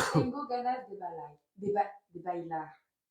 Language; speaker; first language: Spanish; non-native, learner; French